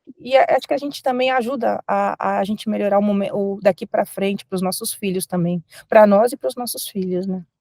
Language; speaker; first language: Portuguese; native; Portuguese